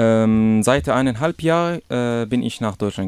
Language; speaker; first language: German; non-native, learner; Arabic